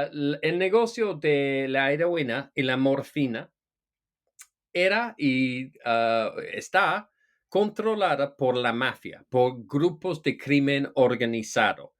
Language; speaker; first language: Spanish; non-native, fluent; English